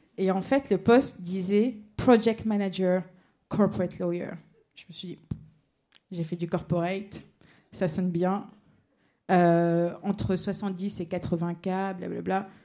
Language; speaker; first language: French; native; French